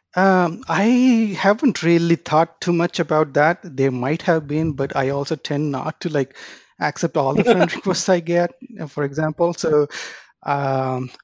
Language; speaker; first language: English; non-native, local second language; Tamil